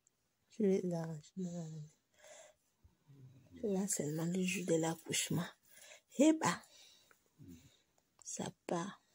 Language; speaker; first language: French; non-native, local second language; Lingala